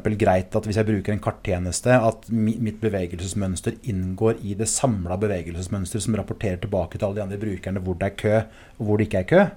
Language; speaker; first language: Norwegian; early bilingual, other home language; English